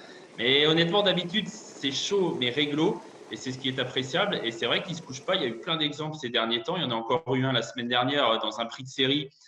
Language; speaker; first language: French; native; French